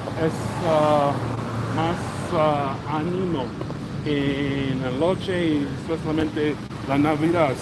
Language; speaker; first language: Spanish; non-native, learner; English